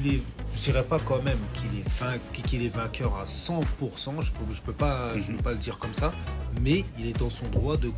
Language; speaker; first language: French; native; French